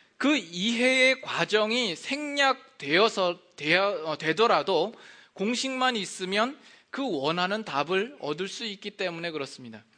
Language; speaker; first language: Korean; native; Korean